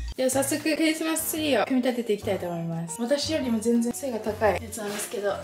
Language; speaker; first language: Japanese; native; Japanese